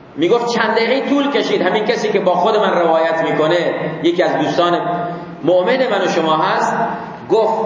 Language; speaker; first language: Persian; non-native, local second language; Baluchi